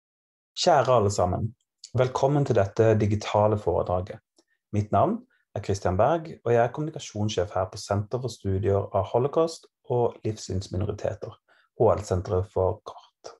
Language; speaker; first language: Norwegian; native; Norwegian